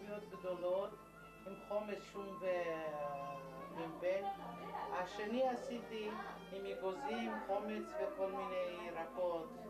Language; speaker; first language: Hebrew; non-native, learner; Georgian